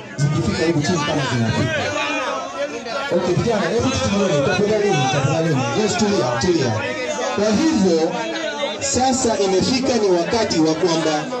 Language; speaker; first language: Swahili; native; Swahili